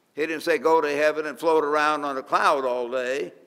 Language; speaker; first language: English; native; English